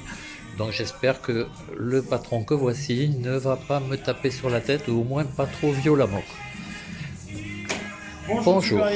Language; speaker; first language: French; native; French